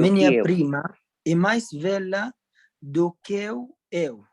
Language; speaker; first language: Portuguese; non-native, learner; Arabic